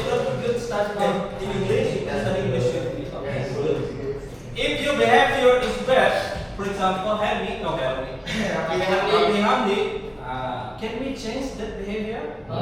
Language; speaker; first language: English; non-native, learner; Indonesian